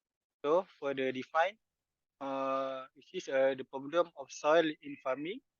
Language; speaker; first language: English; non-native, fluent; Malay